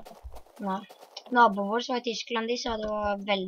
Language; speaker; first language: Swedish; non-native, learner; Norwegian